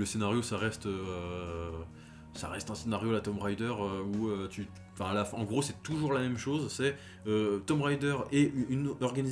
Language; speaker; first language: French; native; French